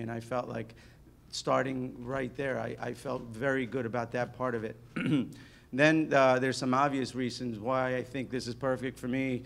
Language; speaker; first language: English; early bilingual, other home language; Spanish